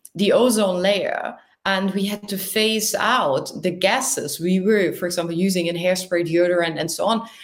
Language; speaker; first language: English; non-native, fluent; German